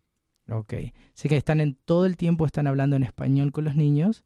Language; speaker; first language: Spanish; native; Spanish